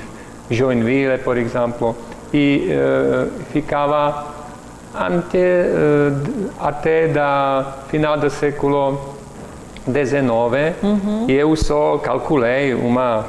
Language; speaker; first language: Portuguese; non-native, learner; Czech